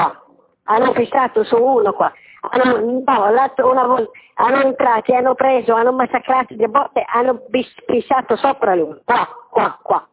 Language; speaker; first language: Italian; non-native, learner; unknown